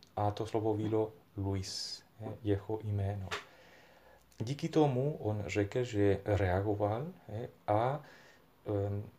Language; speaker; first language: Czech; non-native, fluent; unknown